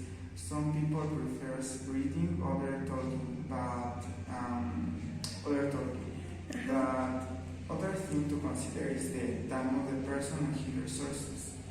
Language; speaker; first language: English; non-native, learner; Spanish